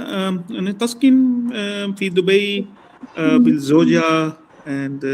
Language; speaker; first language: Arabic; non-native, learner; Urdu